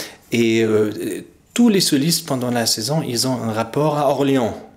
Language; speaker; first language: French; non-native, fluent; German